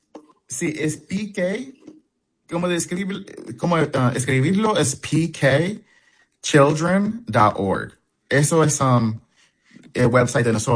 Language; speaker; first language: Spanish; early bilingual, heritage; English